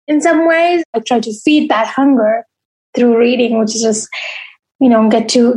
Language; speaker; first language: English; non-native, fluent; Arabic